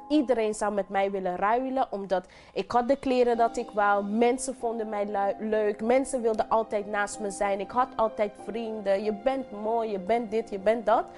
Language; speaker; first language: Dutch; non-native, local second language; English